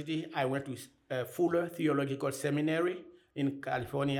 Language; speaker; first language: English; non-native, fluent; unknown